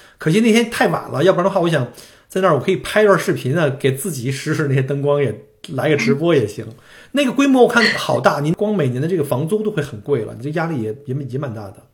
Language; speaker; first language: Chinese; native; Chinese